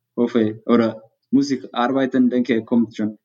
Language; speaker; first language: German; non-native, learner; Tigrinya